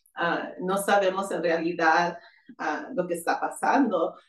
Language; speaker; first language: Spanish; early bilingual, heritage; Spanish